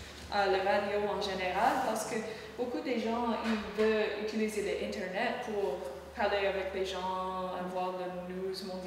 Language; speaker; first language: French; non-native, learner; English